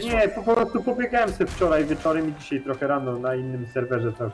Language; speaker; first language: Polish; native; Polish